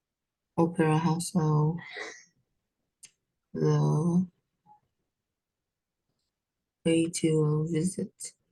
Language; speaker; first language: English; non-native, learner; Vietnamese